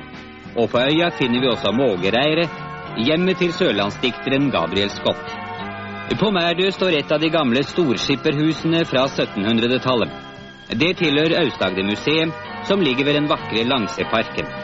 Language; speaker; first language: Norwegian; native; Norwegian